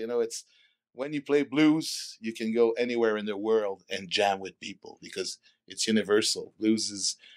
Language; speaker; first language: English; non-native, fluent; French